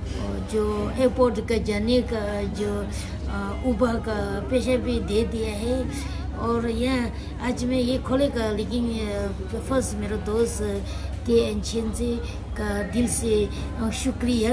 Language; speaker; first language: Hindi; non-native, local second language; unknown